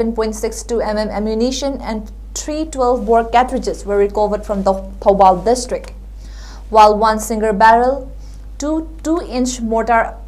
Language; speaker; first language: English; non-native, local second language; Manipuri